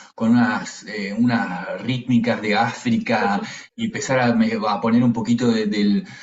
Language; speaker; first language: Spanish; native; Spanish